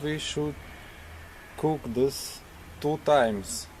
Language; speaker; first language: English; non-native, learner; Ukrainian